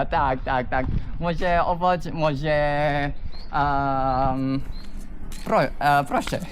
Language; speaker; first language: Polish; non-native, learner; Indonesian